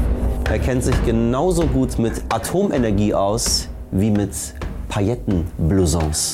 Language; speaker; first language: German; native; German